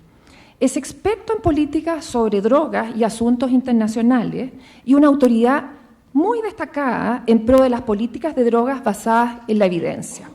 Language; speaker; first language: Spanish; native; Spanish